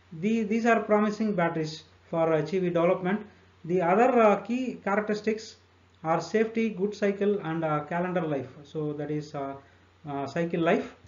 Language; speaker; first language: English; non-native, local second language; Telugu